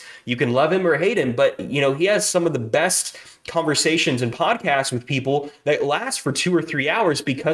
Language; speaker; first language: English; native; English